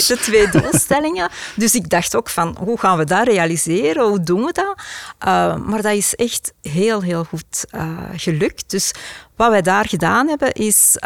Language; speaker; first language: Dutch; native; Dutch